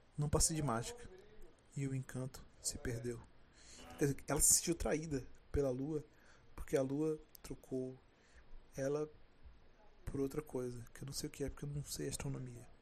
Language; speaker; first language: Portuguese; native; Portuguese